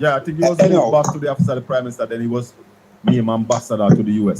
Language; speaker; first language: English; native; English